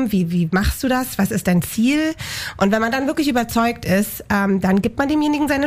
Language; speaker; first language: German; native; German